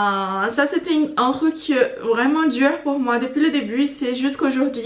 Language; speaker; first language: French; non-native, fluent; Portuguese